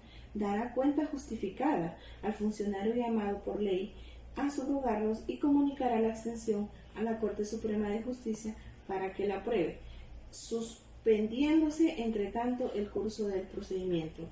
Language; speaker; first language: Spanish; native; Spanish